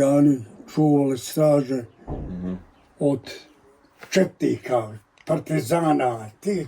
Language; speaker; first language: Croatian; native; Croatian